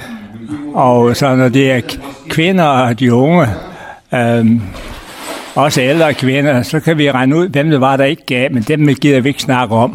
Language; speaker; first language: Danish; native; Danish